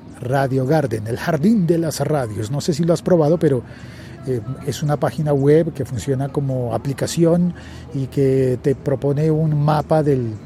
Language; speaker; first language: Spanish; native; Spanish